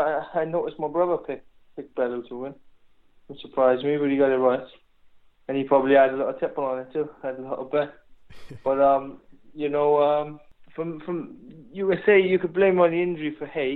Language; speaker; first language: English; native; English